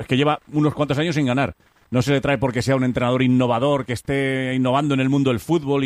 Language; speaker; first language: Spanish; native; Spanish